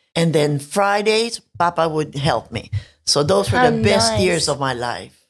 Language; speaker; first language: English; non-native, local second language; Spanish